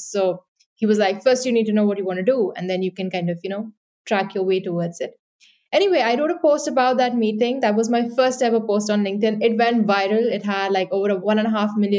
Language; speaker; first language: English; non-native, local second language; Hindi